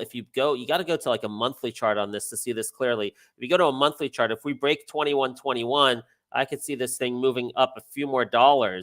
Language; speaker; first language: English; native; English